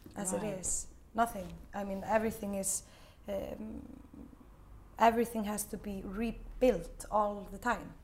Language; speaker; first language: English; non-native, fluent; Icelandic